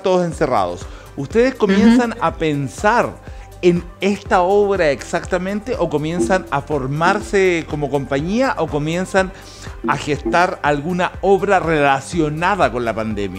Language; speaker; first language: Spanish; native; Spanish